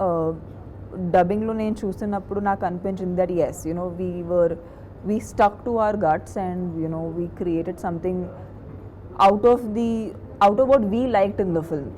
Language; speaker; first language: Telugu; non-native, fluent; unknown